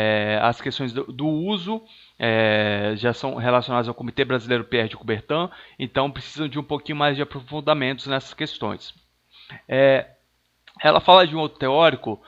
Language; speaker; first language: Portuguese; native; Portuguese